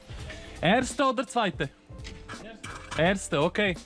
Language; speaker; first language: German; non-native, learner; Slovak